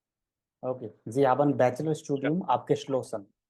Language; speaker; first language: German; non-native, fluent; Hindi